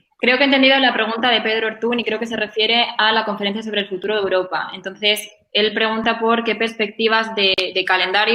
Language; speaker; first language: Spanish; native; Spanish